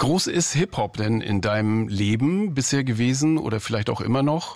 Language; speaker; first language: German; native; German